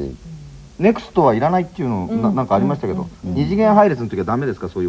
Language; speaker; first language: Japanese; native; Japanese